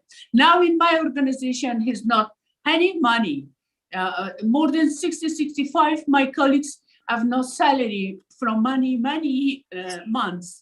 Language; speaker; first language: English; non-native, learner; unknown